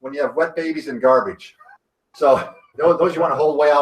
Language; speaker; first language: English; native; English